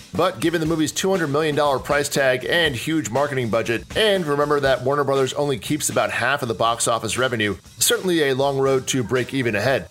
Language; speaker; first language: English; native; English